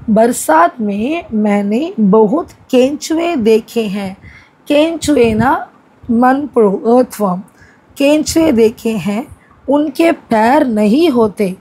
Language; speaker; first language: Hindi; non-native, local second language; Tamil